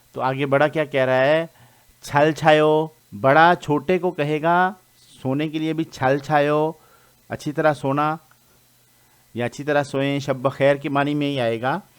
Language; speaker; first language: Urdu; non-native, local second language; Punjabi